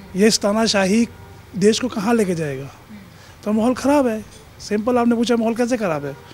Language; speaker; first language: Hindi; native; Hindi